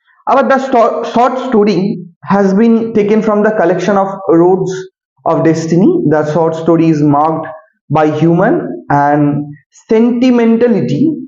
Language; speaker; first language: English; non-native, local second language; Bangla